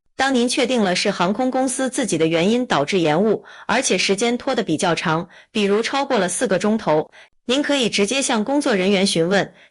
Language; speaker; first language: Chinese; native; Chinese